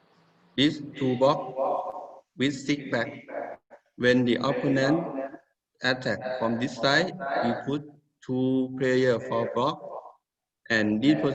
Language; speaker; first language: English; non-native, learner; Thai